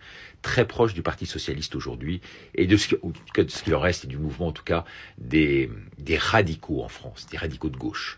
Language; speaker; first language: French; native; French